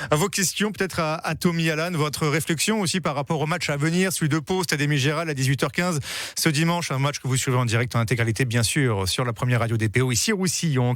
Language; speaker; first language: French; native; French